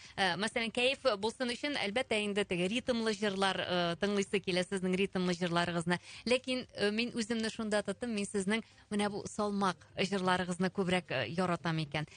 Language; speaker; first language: Tatar; native; Tatar